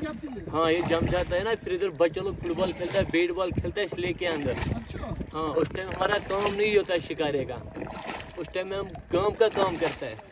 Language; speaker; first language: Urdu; non-native, local second language; Kashmiri